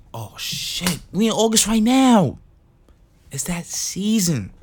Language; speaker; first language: English; non-native, local second language; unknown